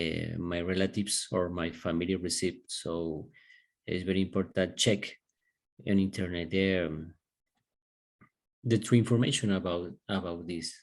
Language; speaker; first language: English; non-native, learner; Spanish